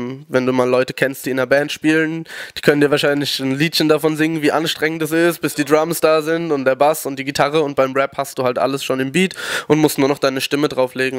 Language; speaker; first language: German; native; German